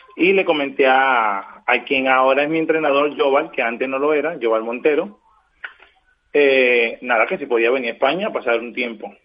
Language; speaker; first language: Spanish; native; Spanish